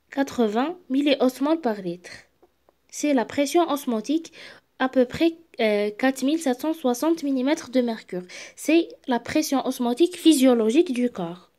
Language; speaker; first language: French; non-native, local second language; Arabic